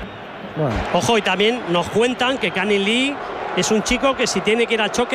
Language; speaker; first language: Spanish; native; Spanish